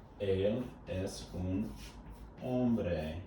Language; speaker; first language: Spanish; non-native, learner; English